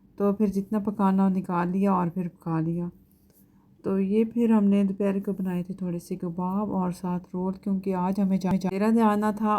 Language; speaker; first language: Urdu; native; Urdu